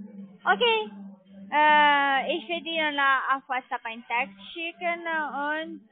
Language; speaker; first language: German; non-native, learner; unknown